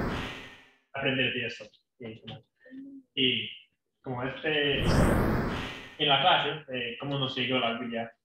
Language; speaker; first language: Spanish; non-native, fluent; English